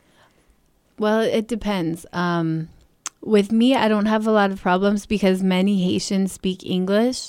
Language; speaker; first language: English; native; English